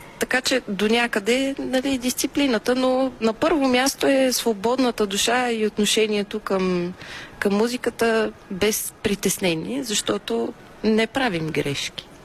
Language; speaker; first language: Bulgarian; native; Bulgarian